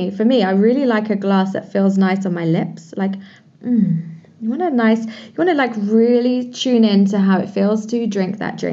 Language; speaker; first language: English; native; English